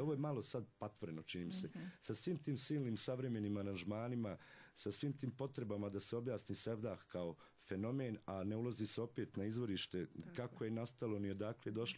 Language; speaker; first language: Serbian; native; Serbian